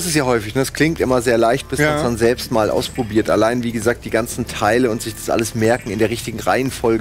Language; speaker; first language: German; native; German